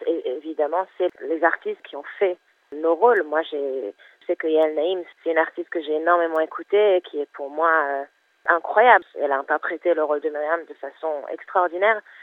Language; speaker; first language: French; non-native, fluent; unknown